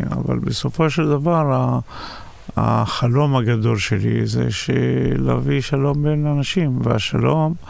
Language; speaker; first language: Hebrew; non-native, local second language; Arabic